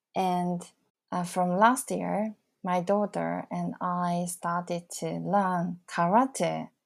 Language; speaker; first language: English; non-native, fluent; Japanese